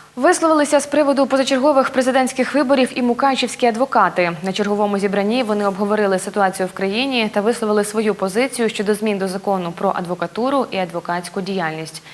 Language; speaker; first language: Ukrainian; native; Ukrainian